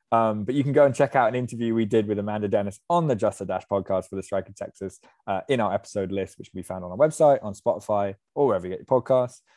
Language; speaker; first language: English; native; English